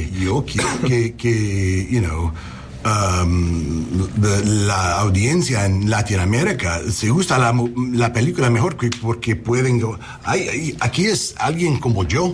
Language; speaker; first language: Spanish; early bilingual, heritage; Spanish